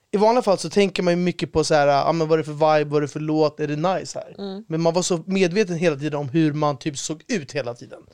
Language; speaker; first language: Swedish; native; Swedish